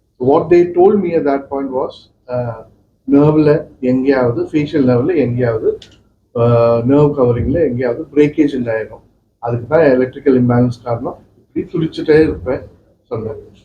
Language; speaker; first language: Tamil; non-native, local second language; Malayalam